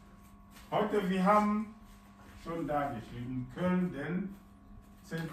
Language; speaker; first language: German; non-native, fluent; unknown